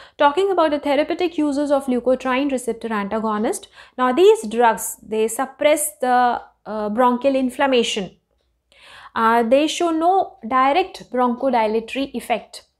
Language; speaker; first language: English; non-native, local second language; Hindi